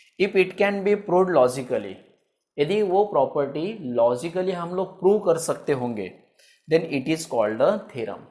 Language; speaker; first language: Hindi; non-native, local second language; Marathi